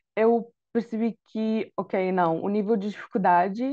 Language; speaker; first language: Portuguese; non-native, fluent; Arabic